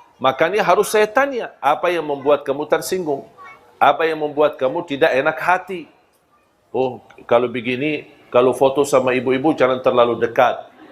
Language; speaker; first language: Malay; non-native, fluent; Arabic